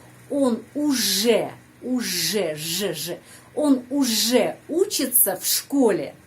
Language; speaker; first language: Russian; non-native, fluent; Indonesian